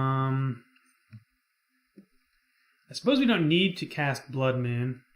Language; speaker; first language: English; native; English